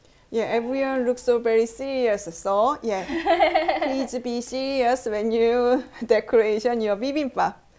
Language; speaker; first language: English; non-native, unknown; Korean